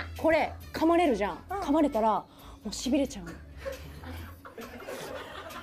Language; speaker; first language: Japanese; native; Japanese